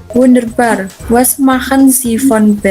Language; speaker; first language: German; non-native, learner; Indonesian